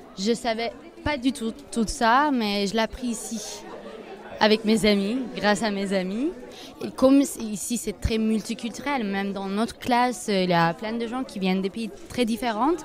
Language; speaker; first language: French; non-native, fluent; Turkish